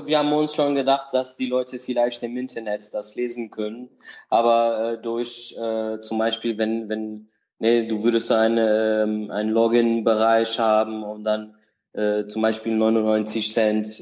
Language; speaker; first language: German; non-native, learner; Portuguese